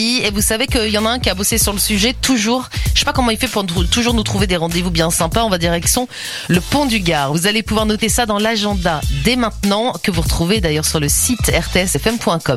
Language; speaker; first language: French; native; French